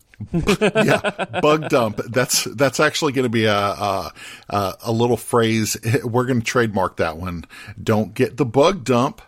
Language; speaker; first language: English; native; English